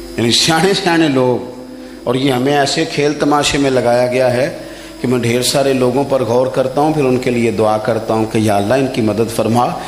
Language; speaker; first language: Urdu; non-native, local second language; Punjabi